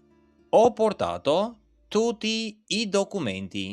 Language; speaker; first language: Italian; non-native, fluent; Albanian